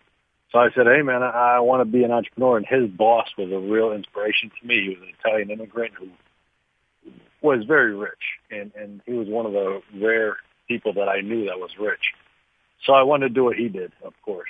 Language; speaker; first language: English; native; English